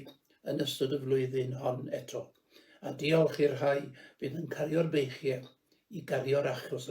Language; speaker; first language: Welsh; native; Welsh